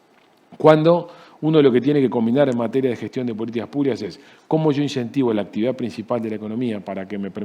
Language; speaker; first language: Spanish; native; Spanish